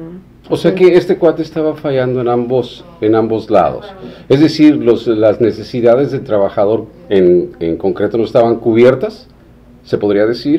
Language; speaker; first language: Spanish; native; Spanish